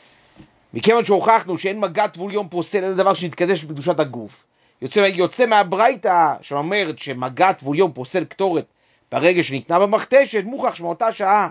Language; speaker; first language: Hebrew; native; Hebrew